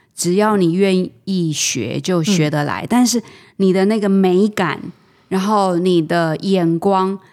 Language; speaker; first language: Chinese; native; Chinese